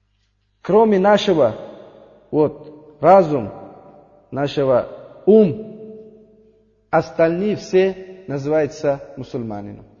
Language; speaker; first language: Russian; non-native, learner; Uzbek